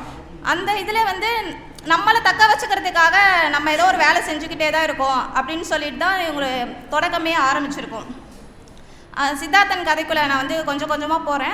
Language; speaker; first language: Tamil; native; Tamil